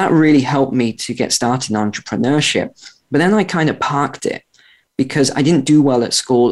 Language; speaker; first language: English; native; English